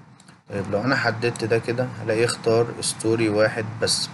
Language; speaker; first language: Arabic; native; Arabic